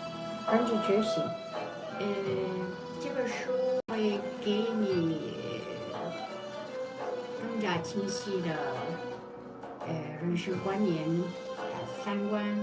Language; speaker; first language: Chinese; non-native, local second language; Uyghur